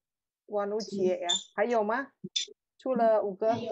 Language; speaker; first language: Chinese; non-native, fluent; Indonesian